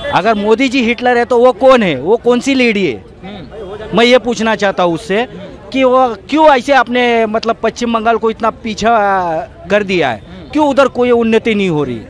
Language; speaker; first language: Hindi; non-native, local second language; Bangla